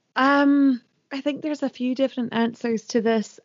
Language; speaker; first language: English; native; English